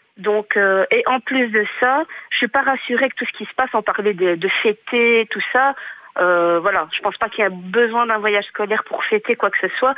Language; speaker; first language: French; native; French